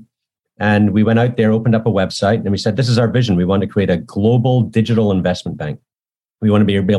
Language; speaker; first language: English; native; English